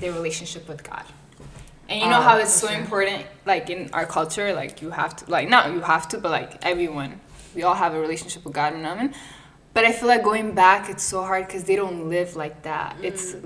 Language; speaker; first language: English; non-native, fluent; Italian